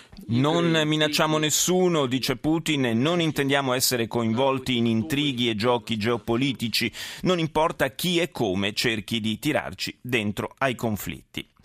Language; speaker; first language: Italian; native; Italian